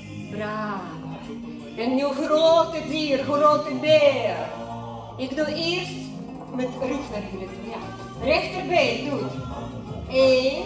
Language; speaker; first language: Dutch; non-native, learner; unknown